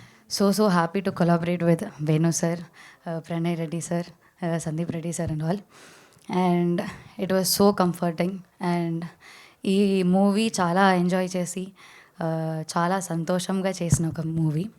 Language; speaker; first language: Telugu; non-native, learner; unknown